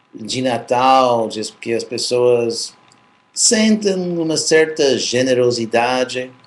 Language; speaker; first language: Portuguese; non-native, fluent; English